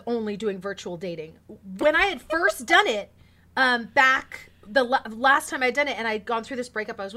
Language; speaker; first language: English; native; English